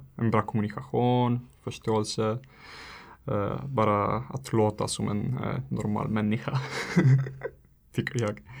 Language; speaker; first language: Swedish; non-native, fluent; Italian